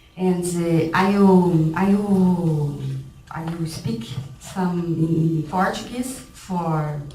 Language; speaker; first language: English; non-native, learner; Portuguese